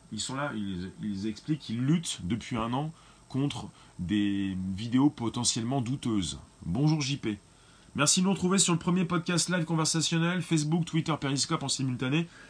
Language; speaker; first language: French; native; French